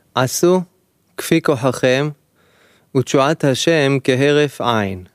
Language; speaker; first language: Hebrew; native; Hebrew